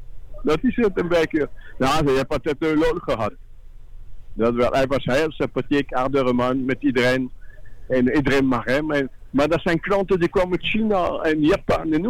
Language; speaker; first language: Dutch; non-native, fluent; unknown